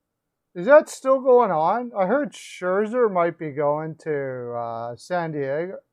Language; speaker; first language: English; native; English